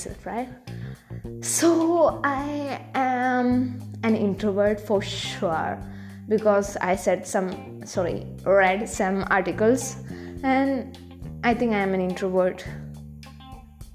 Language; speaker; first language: English; non-native, local second language; Malayalam